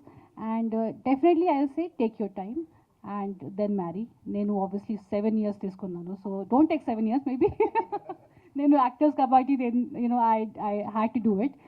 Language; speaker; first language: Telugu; non-native, local second language; Hindi